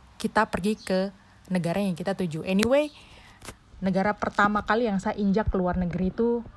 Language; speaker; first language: Indonesian; native; Indonesian